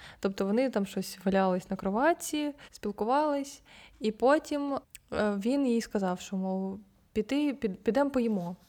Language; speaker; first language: Ukrainian; non-native, local second language; Russian